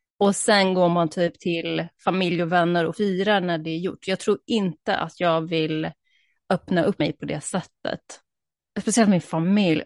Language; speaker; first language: Swedish; native; Swedish